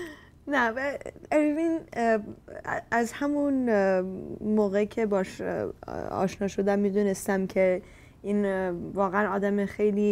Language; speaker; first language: Persian; early bilingual, heritage; Persian